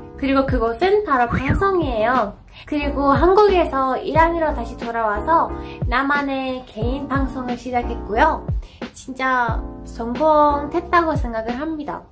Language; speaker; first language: Korean; non-native, fluent; Persian